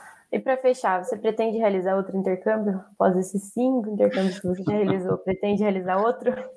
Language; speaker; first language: Portuguese; native; Portuguese